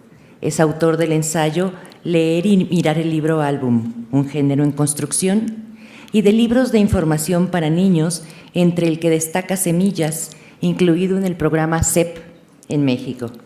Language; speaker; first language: Spanish; native; Spanish